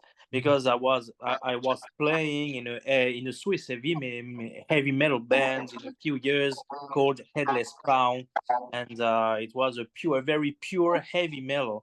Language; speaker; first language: English; non-native, learner; French